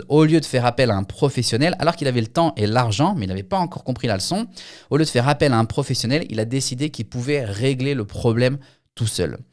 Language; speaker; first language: French; native; French